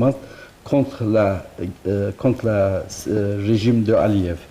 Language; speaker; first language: French; non-native, learner; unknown